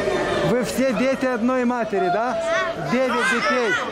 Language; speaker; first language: Russian; non-native, local second language; Romanian